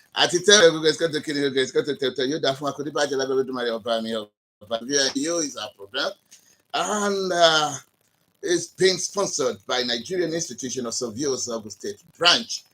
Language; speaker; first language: English; non-native, local second language; Yoruba